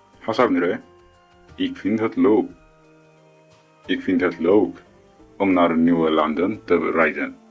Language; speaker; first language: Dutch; non-native, learner; Tigrinya